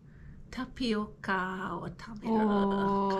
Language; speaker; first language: Japanese; non-native, fluent; English